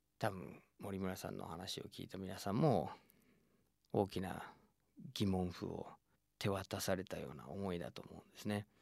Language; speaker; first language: Japanese; non-native, fluent; English